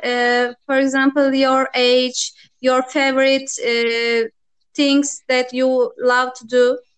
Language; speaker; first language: English; non-native, learner; Turkish